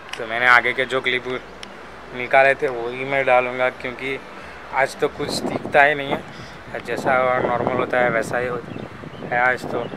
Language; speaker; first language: Hindi; non-native, local second language; Gujarati